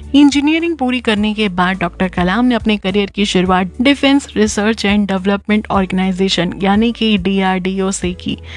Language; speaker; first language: Hindi; native; Hindi